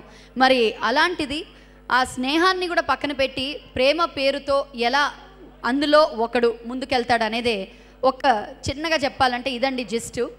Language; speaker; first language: Telugu; native; Telugu